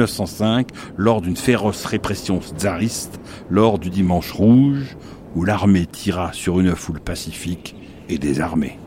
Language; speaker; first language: French; native; French